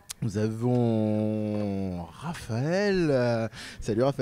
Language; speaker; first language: French; native; French